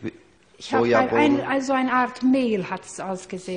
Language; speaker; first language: German; non-native, learner; Hungarian